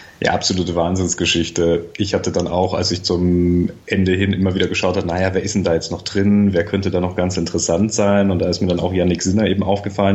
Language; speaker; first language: German; native; German